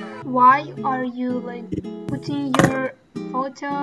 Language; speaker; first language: English; non-native, fluent; Tatar